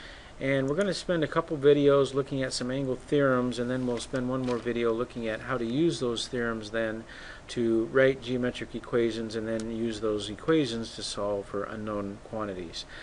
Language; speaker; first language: English; native; English